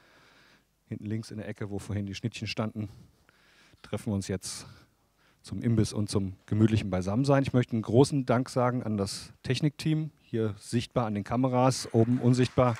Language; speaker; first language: German; native; German